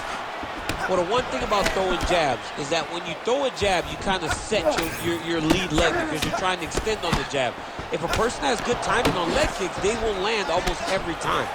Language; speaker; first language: English; native; English